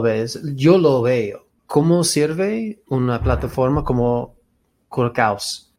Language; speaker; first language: Spanish; non-native, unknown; English